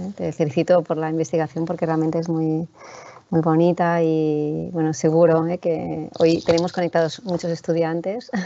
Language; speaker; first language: Spanish; non-native, local second language; Catalan